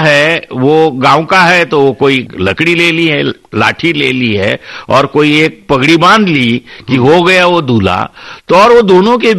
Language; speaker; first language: Hindi; non-native, local second language; Marathi